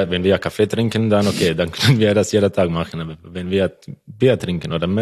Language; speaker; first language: German; non-native, learner; Croatian